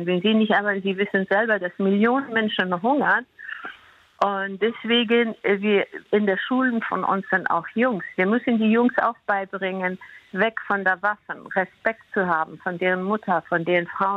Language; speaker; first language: German; non-native, fluent; Persian